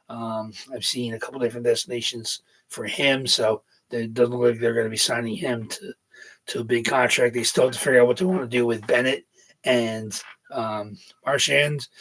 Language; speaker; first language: English; native; English